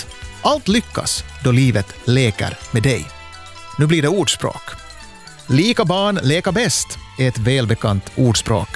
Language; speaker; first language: Swedish; native; Swedish